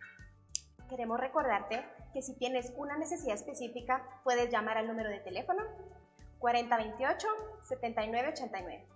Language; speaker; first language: Spanish; native; Spanish